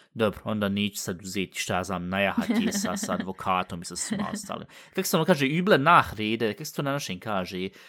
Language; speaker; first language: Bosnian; native; Bosnian